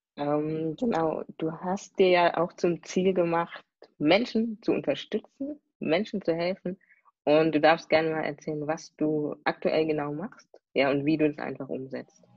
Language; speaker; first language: German; native; German